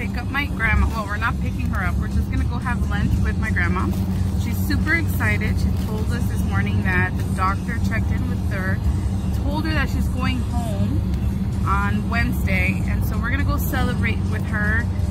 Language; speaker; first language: English; early bilingual, other home language; Spanish